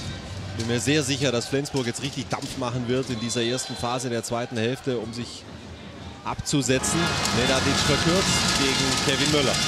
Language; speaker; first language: German; native; German